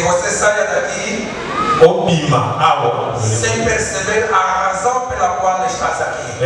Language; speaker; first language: Portuguese; non-native, fluent; Lingala